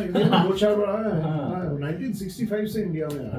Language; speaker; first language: Hindi; non-native, local second language; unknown